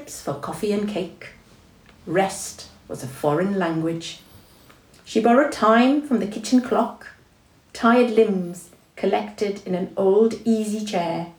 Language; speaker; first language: English; non-native, local second language; Tamil